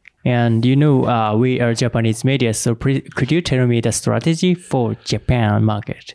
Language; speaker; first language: English; non-native, learner; Japanese